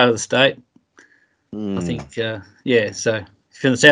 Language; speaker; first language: English; native; English